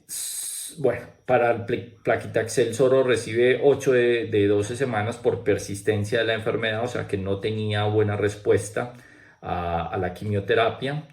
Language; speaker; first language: Spanish; native; Spanish